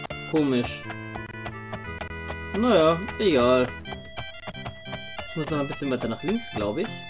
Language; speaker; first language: German; native; German